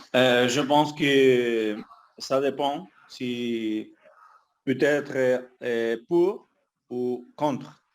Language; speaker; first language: French; non-native, learner; Spanish